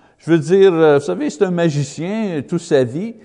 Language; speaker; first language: French; non-native, learner; English